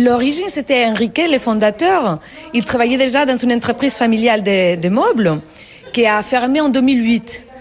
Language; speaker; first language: French; non-native, fluent; Spanish